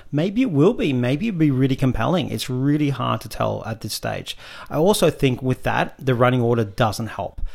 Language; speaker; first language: English; native; English